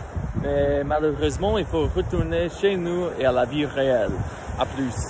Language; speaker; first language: French; non-native, fluent; English